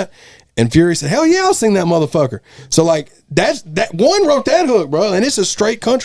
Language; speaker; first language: English; native; English